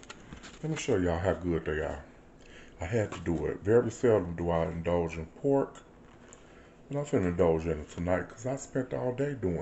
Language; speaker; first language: English; native; English